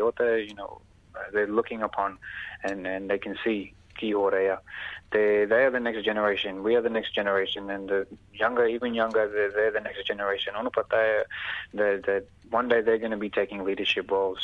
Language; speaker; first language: Punjabi; early bilingual, other home language; English